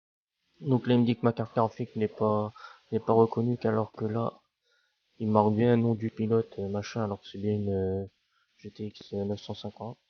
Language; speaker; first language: French; native; French